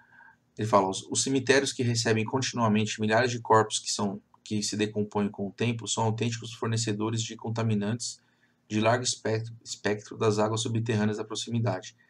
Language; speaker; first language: Portuguese; native; Portuguese